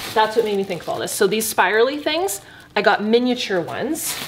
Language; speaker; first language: English; native; English